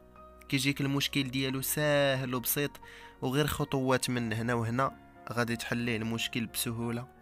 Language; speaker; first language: Arabic; native; Arabic